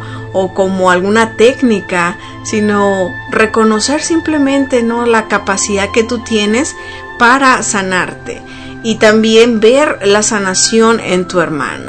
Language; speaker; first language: Spanish; native; Spanish